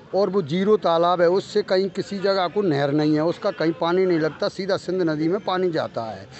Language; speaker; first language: Hindi; native; Hindi